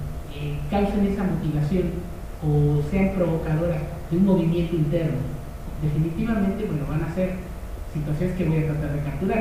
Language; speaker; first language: Spanish; native; Spanish